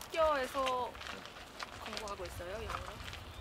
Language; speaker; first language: Korean; non-native, learner; English